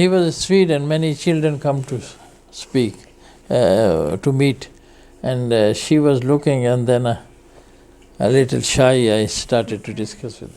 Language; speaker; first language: English; non-native, fluent; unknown